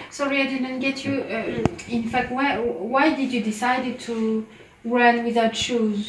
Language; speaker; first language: English; non-native, fluent; French